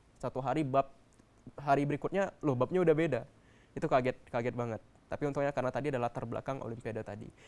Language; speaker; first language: Indonesian; native; Indonesian